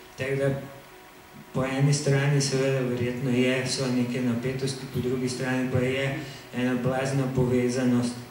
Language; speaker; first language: Slovenian; early bilingual, other home language; Bosnian